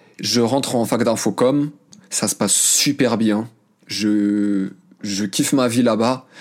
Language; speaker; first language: French; early bilingual, other home language; Arabic